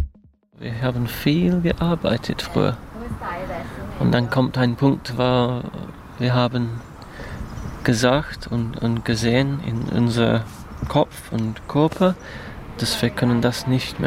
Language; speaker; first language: German; non-native, fluent; English